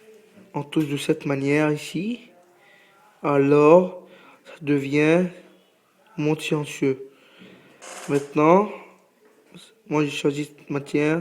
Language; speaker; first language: French; non-native, fluent; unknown